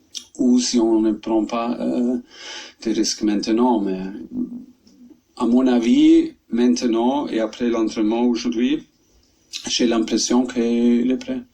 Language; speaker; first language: French; non-native, learner; German